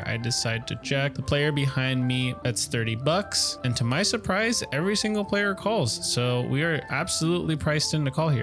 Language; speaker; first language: English; native; English